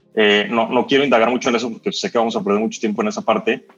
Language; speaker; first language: Spanish; native; Spanish